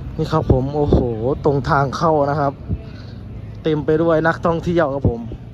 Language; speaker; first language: Thai; native; Thai